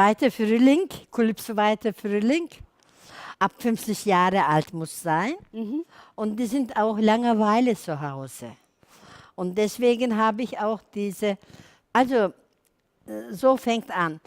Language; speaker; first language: German; non-native, learner; Turkish